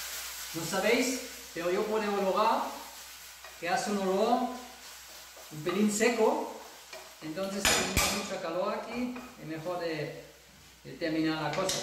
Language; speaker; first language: Spanish; non-native, fluent; German